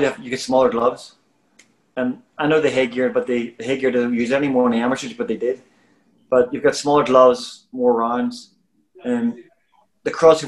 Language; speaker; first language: English; native; English